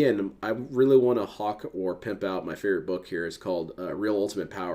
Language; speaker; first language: English; native; English